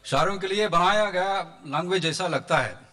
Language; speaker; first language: Hindi; non-native, local second language; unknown